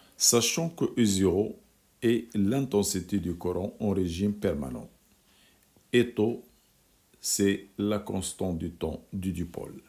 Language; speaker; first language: French; non-native, local second language; Arabic